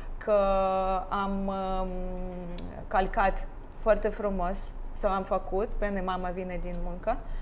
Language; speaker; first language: Romanian; non-native, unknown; Russian